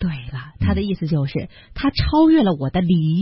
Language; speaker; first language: Chinese; native; Chinese